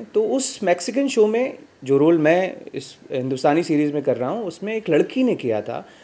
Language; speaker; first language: Hindi; native; Hindi